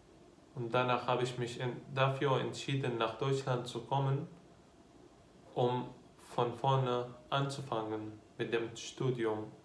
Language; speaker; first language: German; non-native, fluent; Arabic